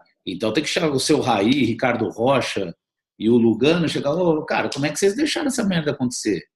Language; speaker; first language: Portuguese; native; Portuguese